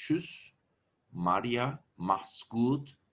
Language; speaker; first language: German; non-native, fluent; Turkish